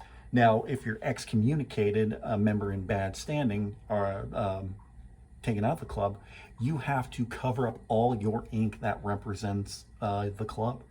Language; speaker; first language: English; native; English